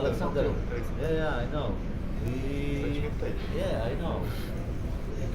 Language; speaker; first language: English; non-native, learner; Polish